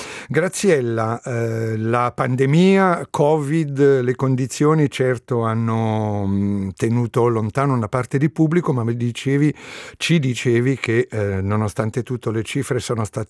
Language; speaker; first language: Italian; native; Italian